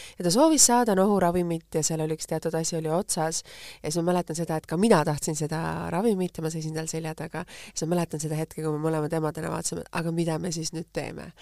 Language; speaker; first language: Estonian; native; Estonian